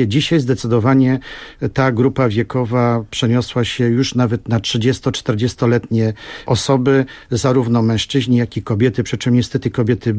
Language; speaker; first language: Polish; native; Polish